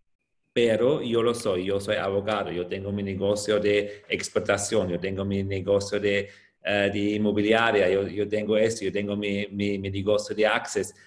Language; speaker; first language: Spanish; non-native, fluent; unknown